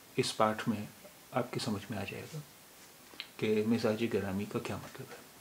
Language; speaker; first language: Hindi; native; Hindi